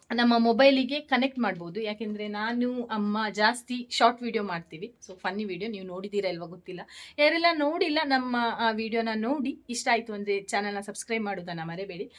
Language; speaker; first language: Kannada; native; Kannada